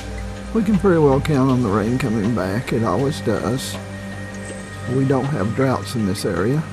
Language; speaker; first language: English; native; English